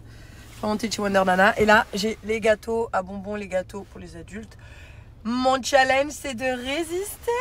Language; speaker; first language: French; native; French